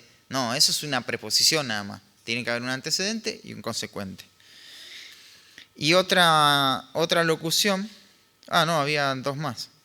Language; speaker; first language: Spanish; native; Spanish